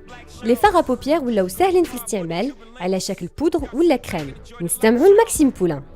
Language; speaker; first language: Arabic; native; Arabic